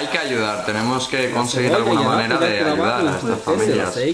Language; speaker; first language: Spanish; native; Spanish